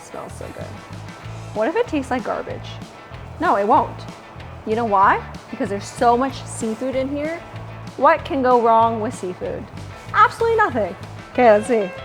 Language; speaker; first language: English; native; English